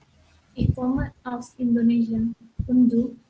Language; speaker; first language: German; non-native, learner; Indonesian